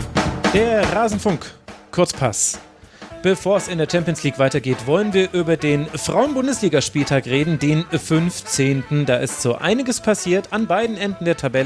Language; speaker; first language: German; native; German